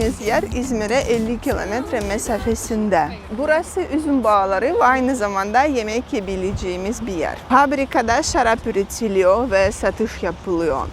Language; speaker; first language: Turkish; non-native, fluent; Russian